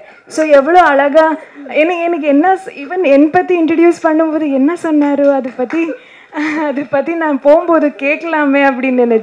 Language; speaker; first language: Tamil; non-native, learner; Kannada